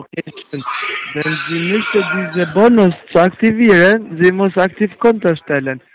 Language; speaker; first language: German; non-native, learner; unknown